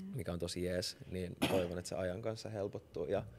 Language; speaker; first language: Finnish; native; Finnish